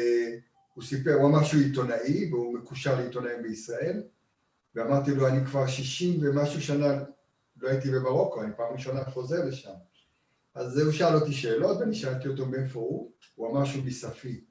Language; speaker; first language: Hebrew; early bilingual, other home language; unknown